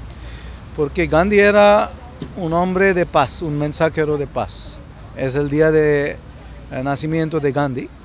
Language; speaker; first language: Spanish; non-native, fluent; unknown